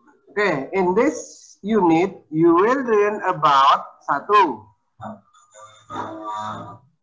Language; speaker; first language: English; non-native, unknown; Indonesian